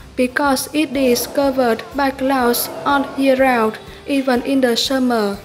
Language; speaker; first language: English; non-native, fluent; Vietnamese